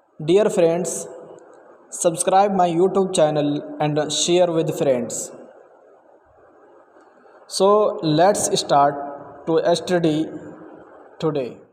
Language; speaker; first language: English; non-native, learner; Urdu